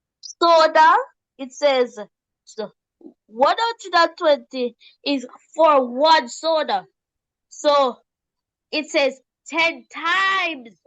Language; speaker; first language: English; native; English